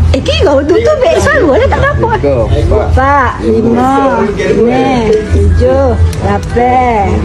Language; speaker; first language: Malay; native; Malay